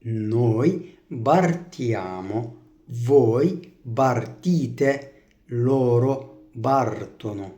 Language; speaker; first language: Italian; non-native, fluent; Arabic